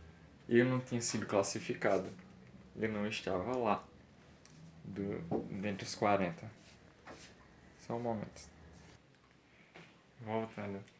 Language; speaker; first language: Portuguese; native; Portuguese